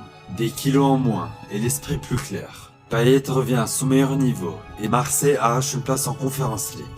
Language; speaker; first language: French; native; French